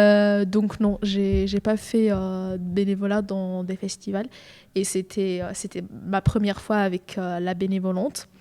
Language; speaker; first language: French; non-native, fluent; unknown